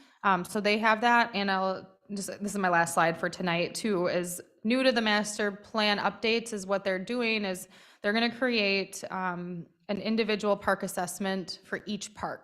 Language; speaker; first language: English; native; English